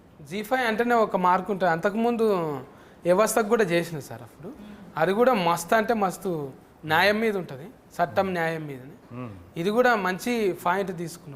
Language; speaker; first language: Telugu; native; Telugu